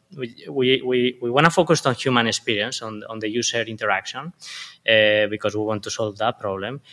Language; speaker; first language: English; non-native, fluent; Spanish